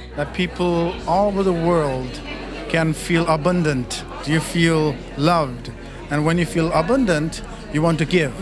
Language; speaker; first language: English; non-native, local second language; Nepali